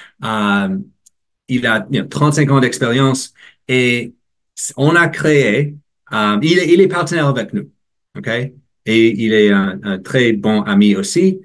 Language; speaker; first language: French; non-native, learner; English